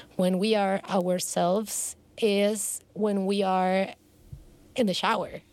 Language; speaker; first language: English; non-native, fluent; Spanish